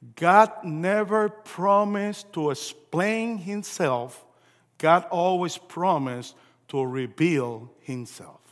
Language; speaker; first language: English; early bilingual, other home language; Spanish